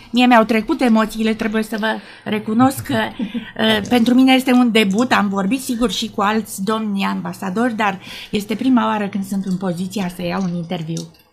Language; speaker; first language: Romanian; native; Romanian